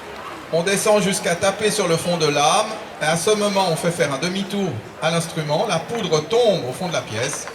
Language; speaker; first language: French; native; French